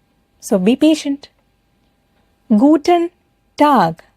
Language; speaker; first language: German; non-native, fluent; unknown